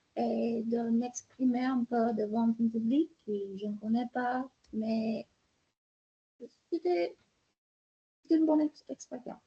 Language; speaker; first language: French; non-native, fluent; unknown